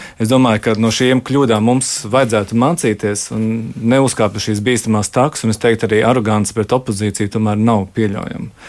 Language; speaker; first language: Latvian; native; Latvian